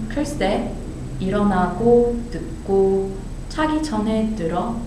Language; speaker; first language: Korean; non-native, learner; English